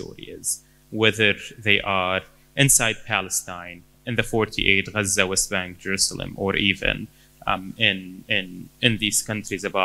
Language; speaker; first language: English; non-native, fluent; Arabic